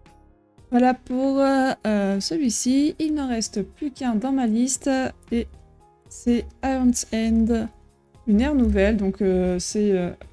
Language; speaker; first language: French; native; French